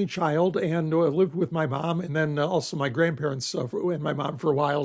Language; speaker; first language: English; native; English